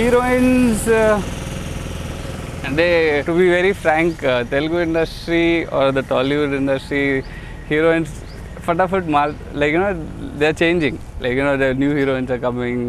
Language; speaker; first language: English; non-native, local second language; Telugu